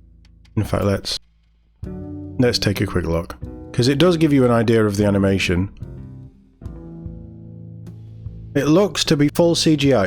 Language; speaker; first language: English; native; English